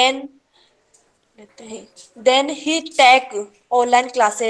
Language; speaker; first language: English; non-native, learner; Hindi